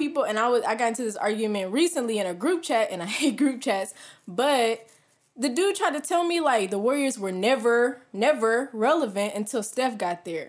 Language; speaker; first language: English; native; English